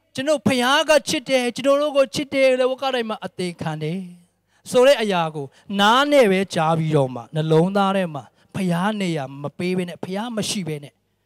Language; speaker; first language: Burmese; non-native, local second language; Tedim Chin